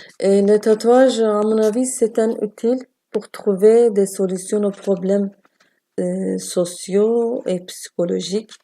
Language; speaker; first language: French; non-native, learner; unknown